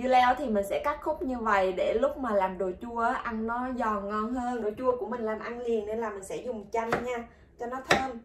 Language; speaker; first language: Vietnamese; native; Vietnamese